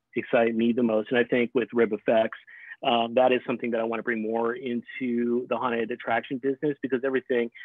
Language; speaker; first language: English; native; English